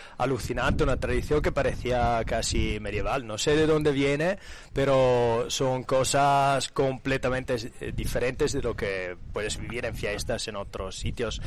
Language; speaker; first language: Spanish; non-native, fluent; Italian